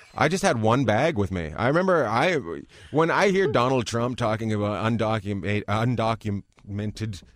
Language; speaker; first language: English; native; English